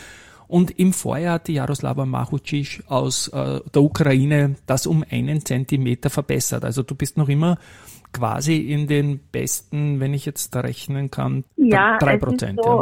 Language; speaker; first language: German; native; German